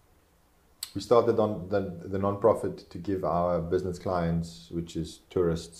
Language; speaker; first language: English; non-native, local second language; Afrikaans